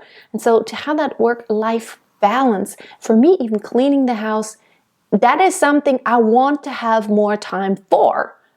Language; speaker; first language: English; non-native, fluent; German